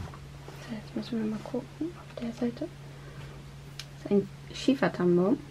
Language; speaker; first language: German; native; German